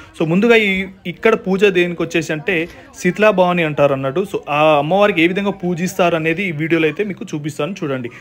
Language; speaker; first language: Telugu; non-native, local second language; Lambadi